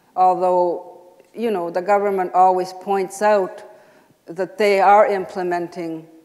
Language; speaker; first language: English; native; English